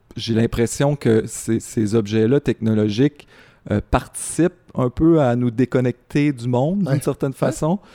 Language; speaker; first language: French; native; French